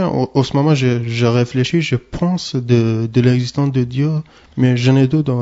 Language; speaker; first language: French; non-native, learner; Arabic